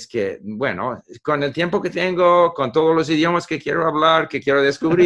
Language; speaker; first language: Spanish; non-native, fluent; English